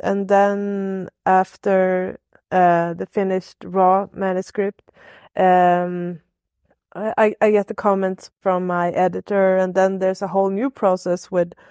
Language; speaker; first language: English; non-native, fluent; Swedish